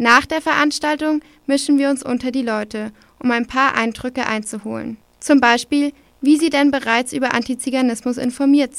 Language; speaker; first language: German; native; German